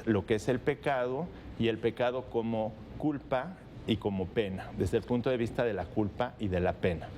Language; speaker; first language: Spanish; native; Spanish